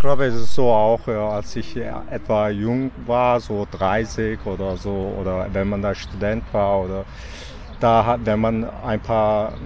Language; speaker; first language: German; non-native, fluent; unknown